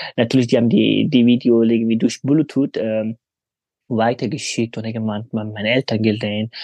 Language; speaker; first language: German; non-native, fluent; Pashto